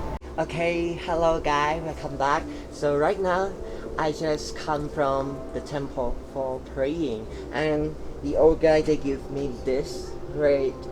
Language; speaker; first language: English; non-native, learner; Chinese